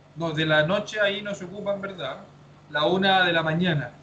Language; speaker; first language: Spanish; native; Spanish